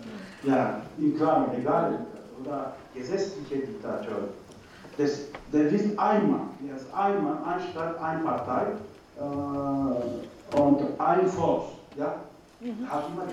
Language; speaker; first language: German; non-native, learner; Turkish